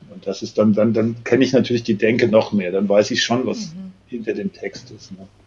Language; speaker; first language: German; native; German